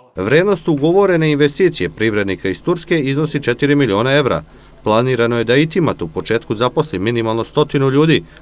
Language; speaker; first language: Serbian; native; Serbian